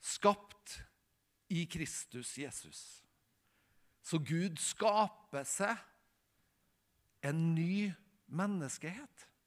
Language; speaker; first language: Norwegian; native; Norwegian